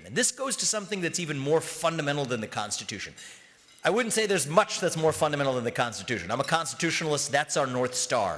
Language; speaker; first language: English; native; English